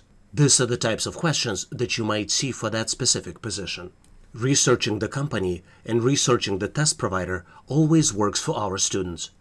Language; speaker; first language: English; non-native, fluent; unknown